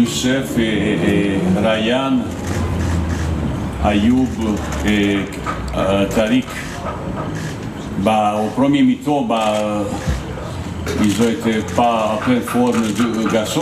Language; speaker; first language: French; non-native, fluent; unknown